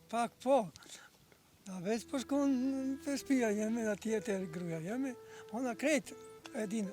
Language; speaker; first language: Albanian; non-native, local second language; Croatian